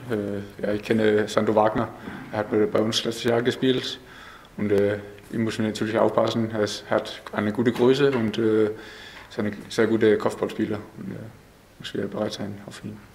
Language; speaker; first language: German; non-native, learner; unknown